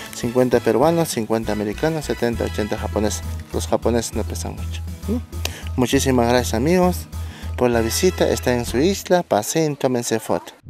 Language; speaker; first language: Spanish; native; Spanish